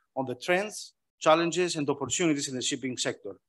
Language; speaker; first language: English; non-native, fluent; Greek